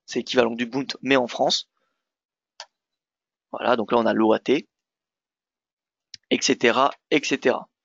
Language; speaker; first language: French; native; French